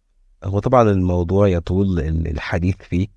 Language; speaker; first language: Arabic; native; Arabic